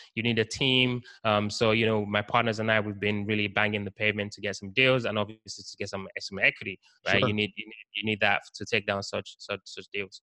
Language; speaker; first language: English; non-native, local second language; Yoruba